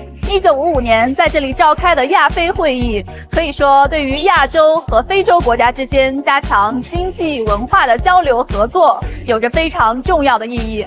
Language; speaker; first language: Chinese; native; Chinese